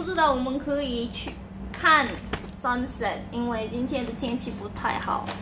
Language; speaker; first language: Chinese; non-native, learner; Korean